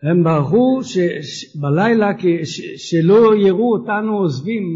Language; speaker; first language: Hebrew; non-native, fluent; French